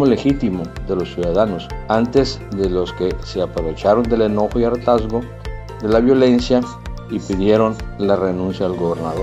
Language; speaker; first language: Spanish; native; Spanish